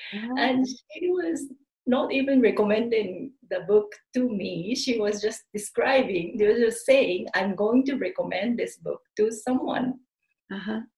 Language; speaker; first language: English; non-native, fluent; Japanese